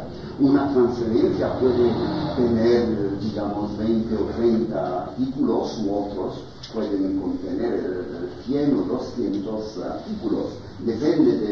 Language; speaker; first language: Spanish; non-native, fluent; French